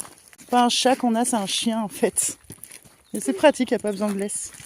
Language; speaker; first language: French; native; French